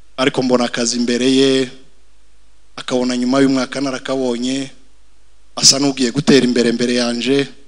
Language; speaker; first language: Kinyarwanda; native; Kinyarwanda